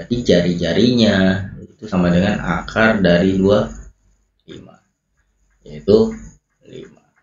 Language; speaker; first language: Indonesian; native; Indonesian